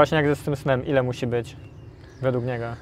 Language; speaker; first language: Polish; native; Polish